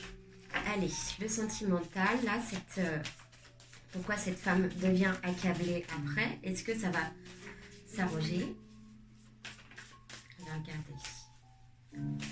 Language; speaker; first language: French; native; French